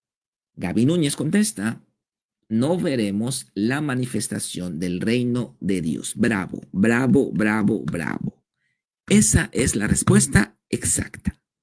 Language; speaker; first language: Spanish; native; Spanish